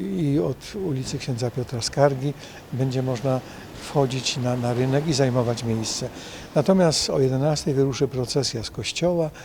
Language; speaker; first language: Polish; native; Polish